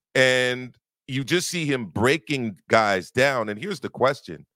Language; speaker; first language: English; native; English